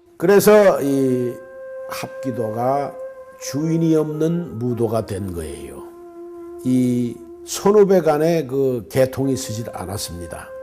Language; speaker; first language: Korean; native; Korean